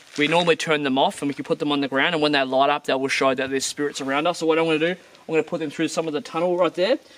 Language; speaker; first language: English; native; English